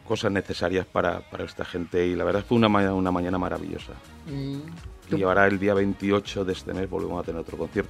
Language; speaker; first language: Spanish; native; Spanish